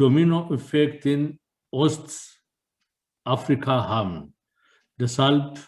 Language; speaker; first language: German; non-native, learner; Amharic